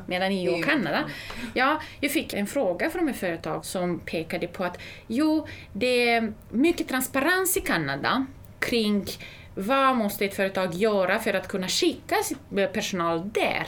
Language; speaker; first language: Swedish; non-native, fluent; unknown